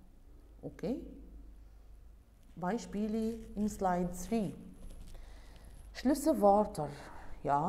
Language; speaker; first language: German; non-native, fluent; Arabic